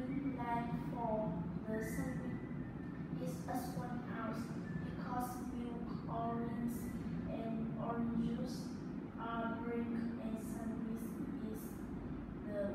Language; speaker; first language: English; non-native, learner; Vietnamese